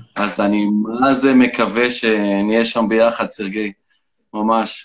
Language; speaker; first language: Hebrew; native; Hebrew